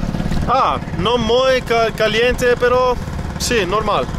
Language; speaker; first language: Spanish; non-native, learner; English